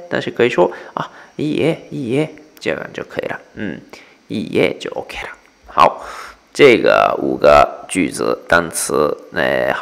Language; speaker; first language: Chinese; non-native, fluent; Japanese